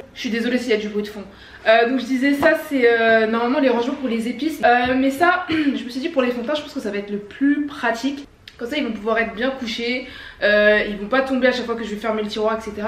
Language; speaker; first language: French; native; French